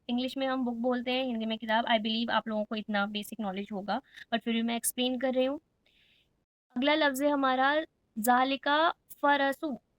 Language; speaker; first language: Hindi; native; Hindi